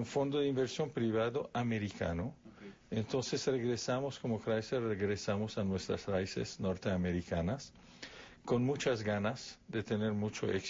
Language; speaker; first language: Spanish; non-native, fluent; Arabic